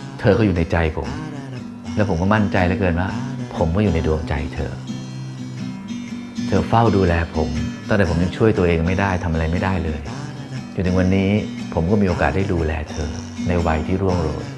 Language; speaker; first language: Thai; native; Thai